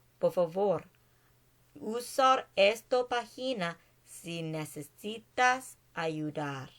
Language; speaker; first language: Spanish; non-native, learner; English